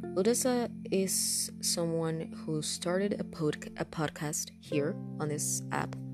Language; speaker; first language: English; non-native, fluent; Spanish